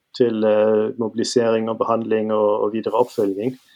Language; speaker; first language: Norwegian; non-native, fluent; German